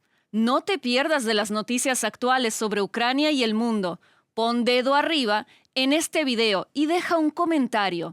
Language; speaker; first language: Spanish; non-native, fluent; Ukrainian